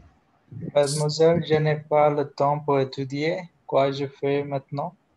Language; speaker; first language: French; non-native, learner; Hindi